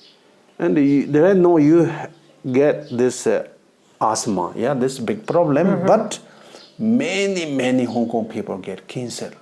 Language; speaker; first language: English; non-native, learner; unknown